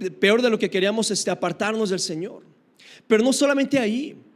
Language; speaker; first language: Spanish; native; Spanish